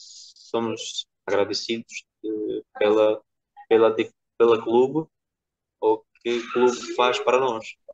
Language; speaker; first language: Portuguese; non-native, fluent; Georgian